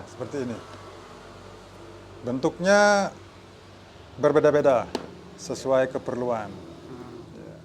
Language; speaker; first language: Indonesian; non-native, local second language; Balinese